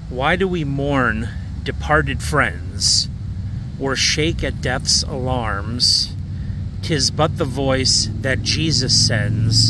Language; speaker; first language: English; native; English